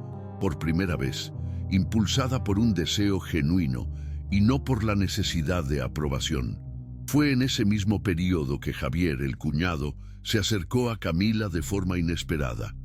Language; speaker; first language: Spanish; native; Spanish